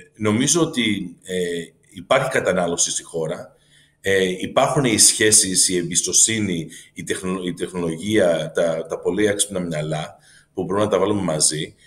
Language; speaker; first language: Greek; early bilingual, heritage; Greek